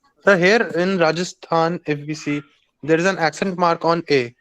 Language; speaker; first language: English; non-native, local second language; Hindi